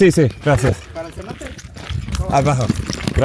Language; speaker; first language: Spanish; non-native, learner; English